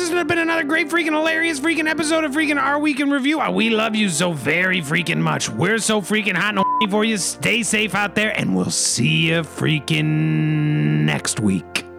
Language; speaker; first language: English; native; English